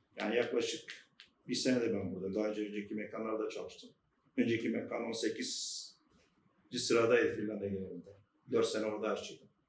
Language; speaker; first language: Turkish; native; Turkish